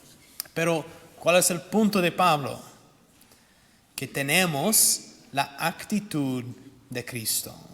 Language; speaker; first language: Spanish; non-native, fluent; English